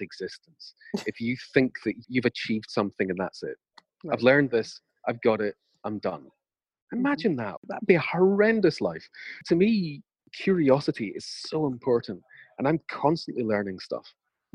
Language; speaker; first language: English; native; English